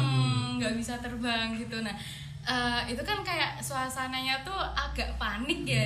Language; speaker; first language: Indonesian; native; Indonesian